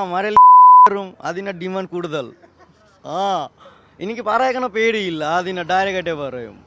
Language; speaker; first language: Malayalam; non-native, local second language; Assamese